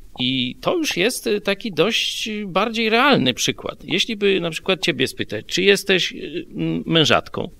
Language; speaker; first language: Polish; native; Polish